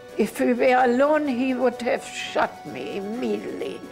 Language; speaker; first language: English; non-native, learner; German